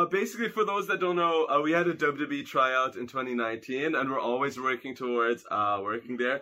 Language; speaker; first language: English; non-native, fluent; Hungarian